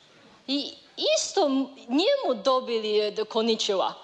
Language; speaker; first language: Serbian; non-native, learner; Chinese